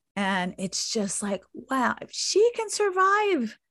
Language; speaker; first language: English; native; English